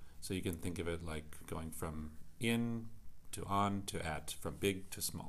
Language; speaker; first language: English; native; English